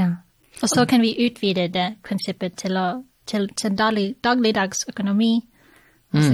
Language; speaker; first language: Norwegian; non-native, fluent; English